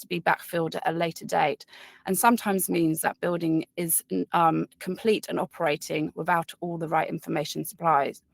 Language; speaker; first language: English; native; English